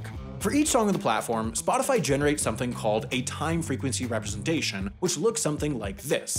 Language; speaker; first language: English; native; English